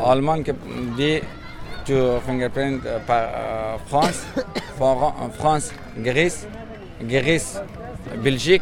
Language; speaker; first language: French; non-native, learner; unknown